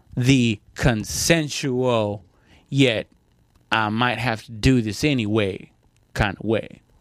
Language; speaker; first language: English; non-native, fluent; Spanish